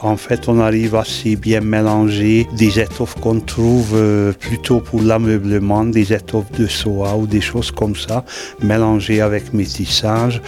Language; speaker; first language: French; non-native, fluent; Hungarian